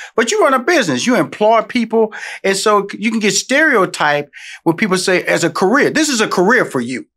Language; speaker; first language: English; native; English